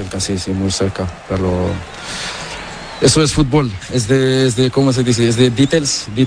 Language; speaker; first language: Spanish; non-native, learner; Portuguese